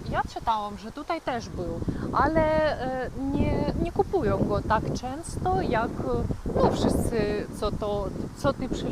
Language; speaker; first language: Polish; non-native, learner; Ukrainian